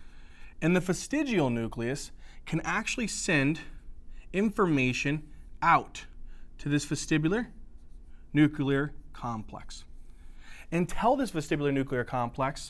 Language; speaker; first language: English; native; English